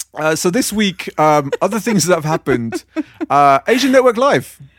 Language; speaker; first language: English; native; English